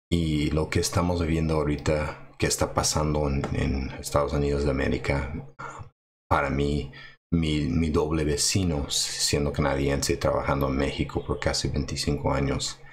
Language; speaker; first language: Spanish; non-native, fluent; English